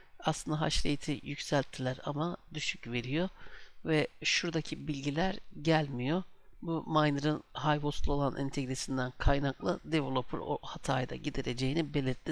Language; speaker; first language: Turkish; native; Turkish